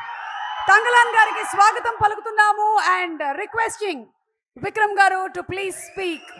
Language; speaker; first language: Telugu; native; Telugu